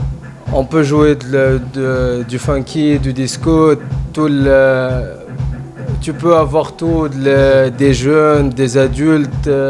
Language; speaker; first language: French; non-native, fluent; Arabic